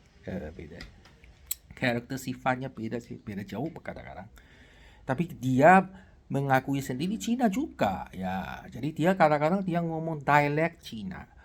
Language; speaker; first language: Indonesian; non-native, fluent; Chinese